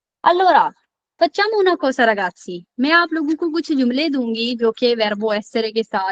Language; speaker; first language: Italian; non-native, fluent; Urdu